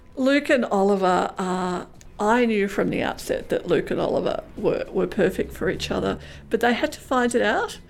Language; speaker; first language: English; native; English